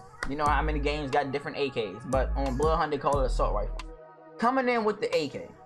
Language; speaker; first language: English; native; English